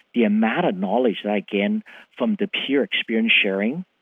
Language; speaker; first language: English; non-native, fluent; Vietnamese